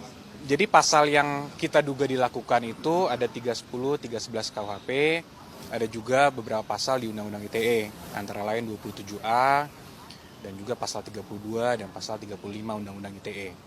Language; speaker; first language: Indonesian; native; Indonesian